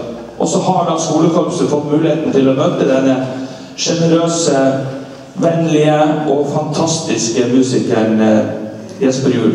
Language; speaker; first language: Norwegian; native; Norwegian